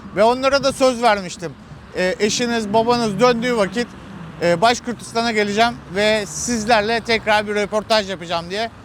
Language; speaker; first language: Turkish; native; Turkish